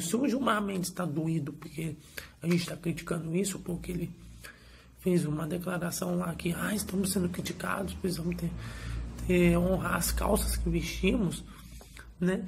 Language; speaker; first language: Portuguese; native; Portuguese